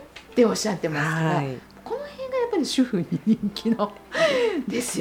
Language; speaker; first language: Japanese; native; Japanese